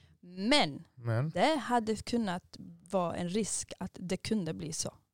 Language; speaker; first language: Swedish; early bilingual, other home language; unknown